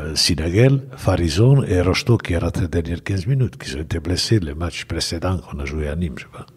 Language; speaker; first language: French; non-native, fluent; Bosnian